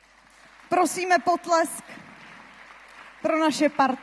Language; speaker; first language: Czech; native; Czech